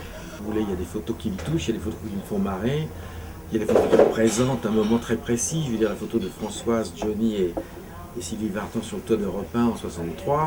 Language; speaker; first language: French; native; French